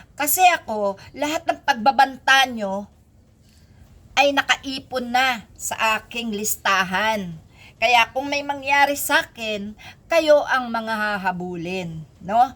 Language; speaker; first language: Filipino; native; Filipino